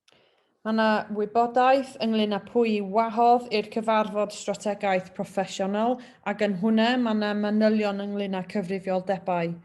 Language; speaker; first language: Welsh; native; Welsh